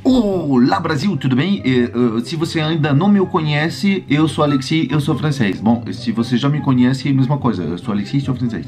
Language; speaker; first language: Portuguese; non-native, fluent; French